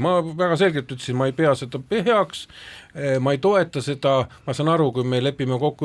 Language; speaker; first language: Estonian; native; Estonian